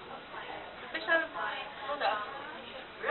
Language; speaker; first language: English; non-native, learner; Japanese